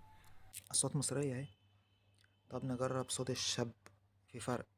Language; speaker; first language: Arabic; native; Arabic